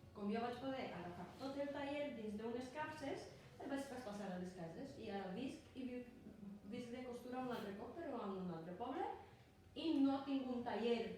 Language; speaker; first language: Catalan; non-native, fluent; Polish